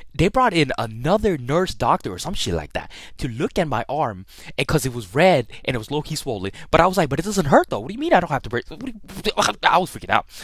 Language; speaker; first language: English; early bilingual, other home language; Thai